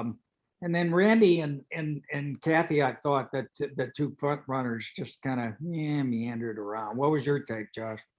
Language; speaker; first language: English; native; English